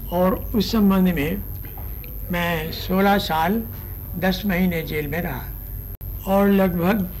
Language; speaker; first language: Hindi; native; Hindi